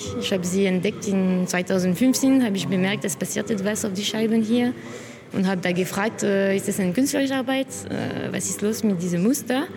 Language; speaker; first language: German; non-native, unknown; French